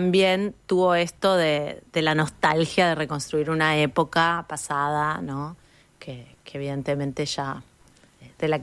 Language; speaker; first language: Spanish; native; Spanish